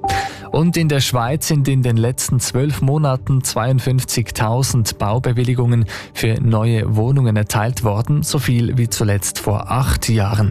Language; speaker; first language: German; native; German